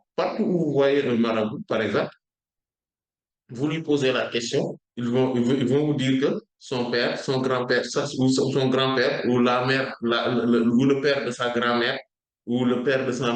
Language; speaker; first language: French; non-native, local second language; Wolof